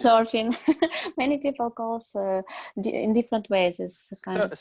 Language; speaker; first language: English; non-native, learner; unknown